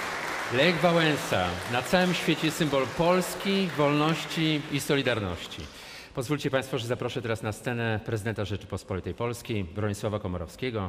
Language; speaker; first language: Polish; native; Polish